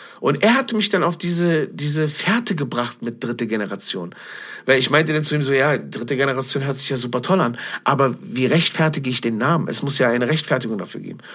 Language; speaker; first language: German; native; German